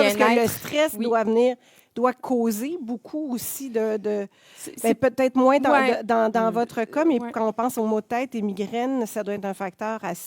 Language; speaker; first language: French; native; French